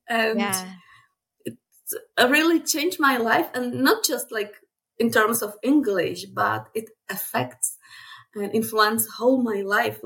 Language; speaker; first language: English; non-native, fluent; Czech